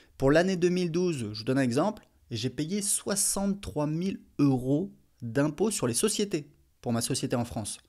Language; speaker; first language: French; native; French